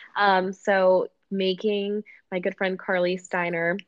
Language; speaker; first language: English; native; English